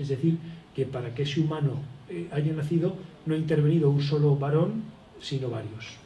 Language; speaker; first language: Spanish; native; Spanish